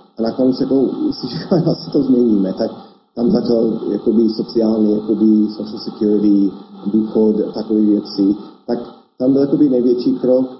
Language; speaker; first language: Czech; non-native, fluent; English